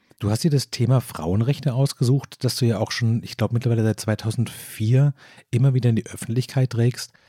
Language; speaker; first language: German; native; German